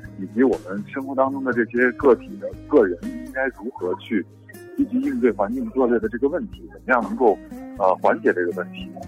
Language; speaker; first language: Chinese; native; Chinese